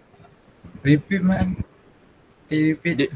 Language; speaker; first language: English; non-native, local second language; Malay